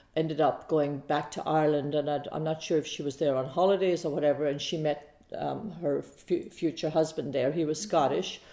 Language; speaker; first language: English; native; English